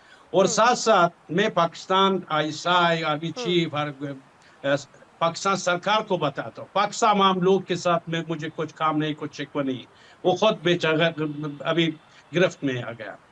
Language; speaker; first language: Hindi; non-native, learner; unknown